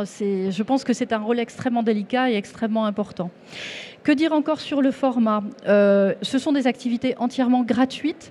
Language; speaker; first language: French; native; French